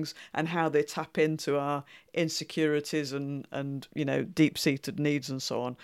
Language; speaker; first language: English; native; English